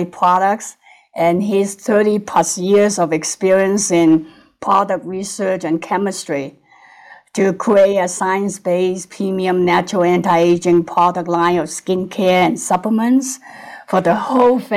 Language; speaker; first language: English; non-native, local second language; Cantonese